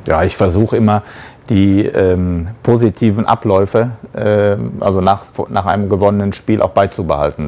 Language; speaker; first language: German; native; German